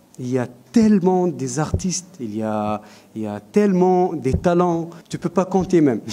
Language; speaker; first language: French; non-native, local second language; Arabic